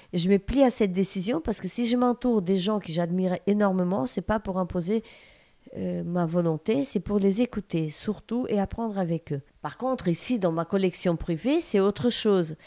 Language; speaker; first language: French; non-native, fluent; Portuguese